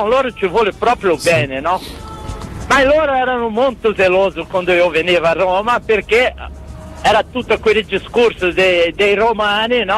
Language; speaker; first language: Italian; non-native, fluent; Portuguese